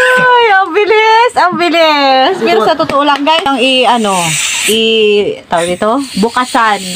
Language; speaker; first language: Filipino; non-native, local second language; Hiligaynon